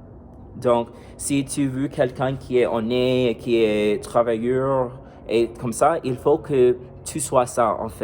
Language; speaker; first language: French; non-native, fluent; English